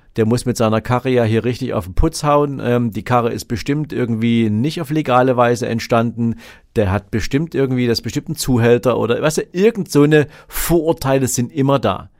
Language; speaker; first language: German; native; German